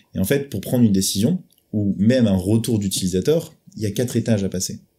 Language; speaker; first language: French; native; French